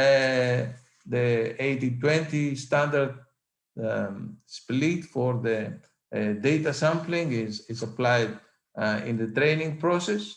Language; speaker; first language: English; non-native, fluent; Greek